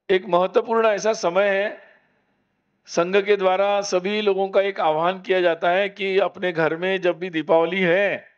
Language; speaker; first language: Hindi; non-native, local second language; Marathi